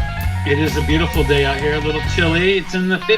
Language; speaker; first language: English; native; English